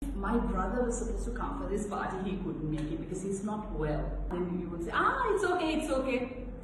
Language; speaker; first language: English; non-native, local second language; Sinhala